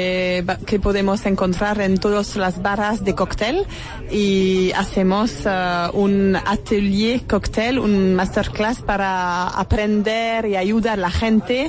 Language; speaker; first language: Spanish; non-native, fluent; French